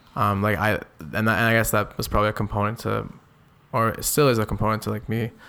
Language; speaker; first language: English; native; English